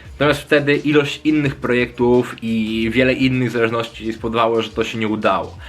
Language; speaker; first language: Polish; native; Polish